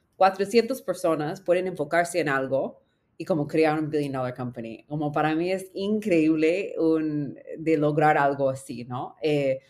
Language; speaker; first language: Spanish; non-native, fluent; English